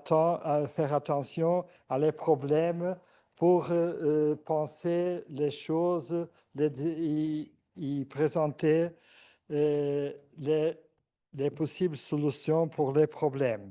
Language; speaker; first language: French; non-native, fluent; Portuguese